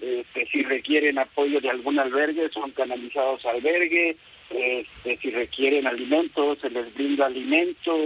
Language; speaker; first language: Spanish; native; Spanish